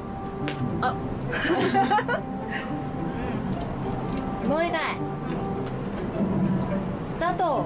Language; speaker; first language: Japanese; non-native, learner; Korean